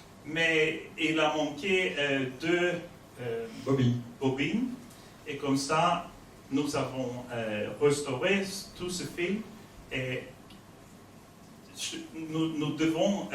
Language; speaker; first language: French; non-native, fluent; Swedish